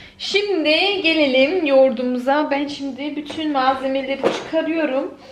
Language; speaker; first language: Turkish; early bilingual, heritage; Turkish